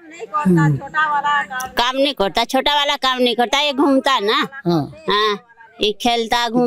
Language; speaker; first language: Hindi; non-native, local second language; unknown